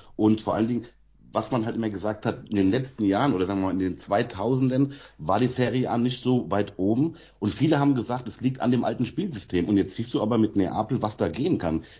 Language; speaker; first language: German; native; German